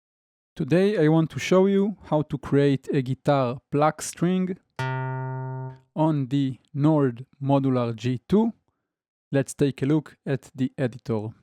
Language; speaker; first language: English; non-native, fluent; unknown